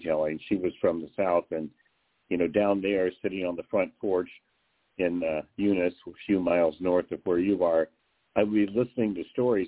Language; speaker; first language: English; native; English